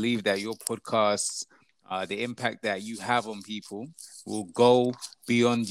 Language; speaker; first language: English; native; English